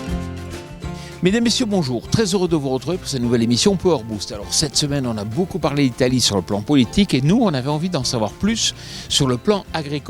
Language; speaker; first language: French; native; French